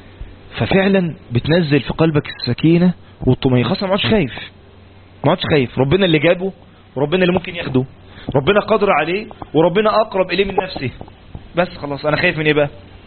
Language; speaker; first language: Arabic; native; Arabic